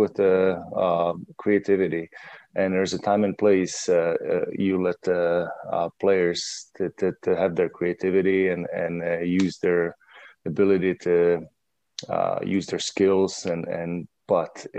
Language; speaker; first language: English; non-native, fluent; Czech